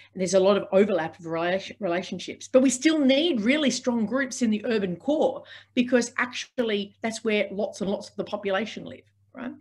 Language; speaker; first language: English; native; English